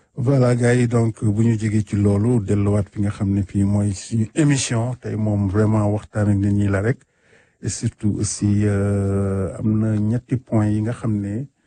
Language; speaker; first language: Wolof; native; Wolof